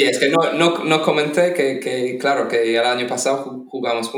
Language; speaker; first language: Spanish; non-native, fluent; English